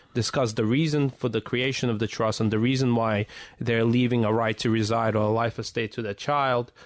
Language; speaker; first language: English; early bilingual, other home language; Russian